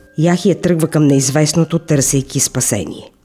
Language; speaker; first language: Bulgarian; native; Bulgarian